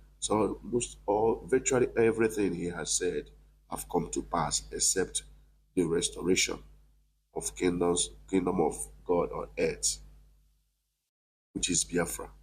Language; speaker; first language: English; non-native, local second language; Igbo